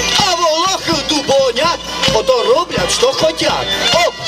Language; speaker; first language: Ukrainian; native; Ukrainian